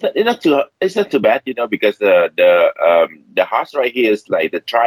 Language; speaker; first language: English; non-native, learner; Vietnamese